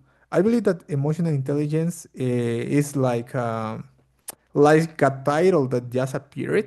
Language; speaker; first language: English; non-native, fluent; Spanish